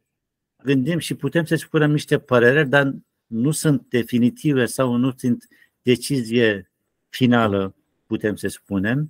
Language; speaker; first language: Romanian; non-native, learner; Turkish